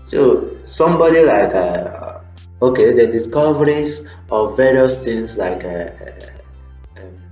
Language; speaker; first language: English; non-native, local second language; Igbo